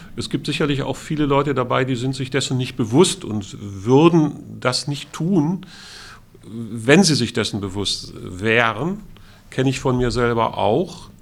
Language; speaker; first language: German; native; German